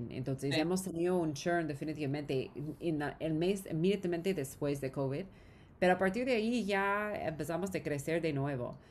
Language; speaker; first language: Spanish; non-native, fluent; English